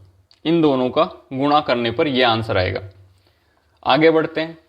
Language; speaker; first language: Hindi; native; Hindi